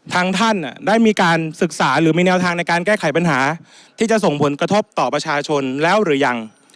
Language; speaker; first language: Thai; native; Thai